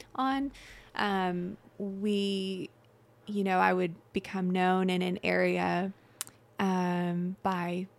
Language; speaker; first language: English; native; English